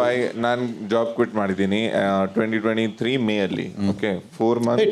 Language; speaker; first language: Kannada; non-native, learner; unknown